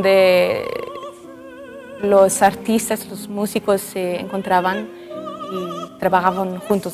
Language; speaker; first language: Spanish; non-native, fluent; French